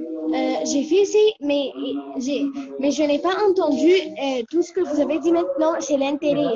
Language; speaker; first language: French; non-native, learner; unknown